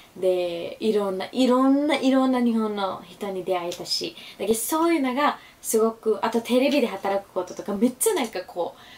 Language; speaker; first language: Japanese; non-native, fluent; Urdu